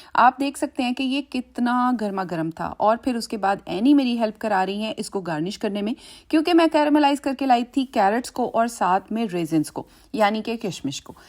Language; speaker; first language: Urdu; native; Urdu